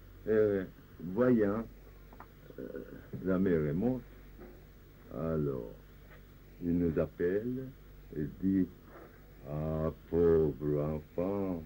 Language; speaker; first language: French; non-native, fluent; Japanese